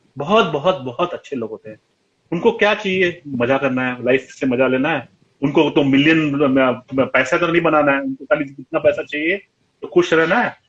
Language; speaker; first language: Hindi; non-native, local second language; Tamil